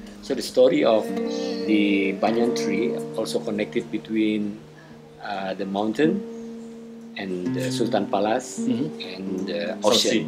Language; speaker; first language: English; non-native, fluent; Indonesian